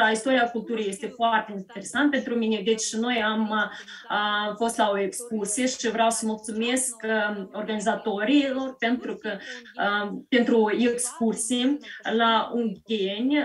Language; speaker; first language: Romanian; early bilingual, heritage; Romanian